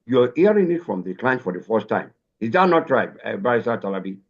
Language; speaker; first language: English; non-native, local second language; Yoruba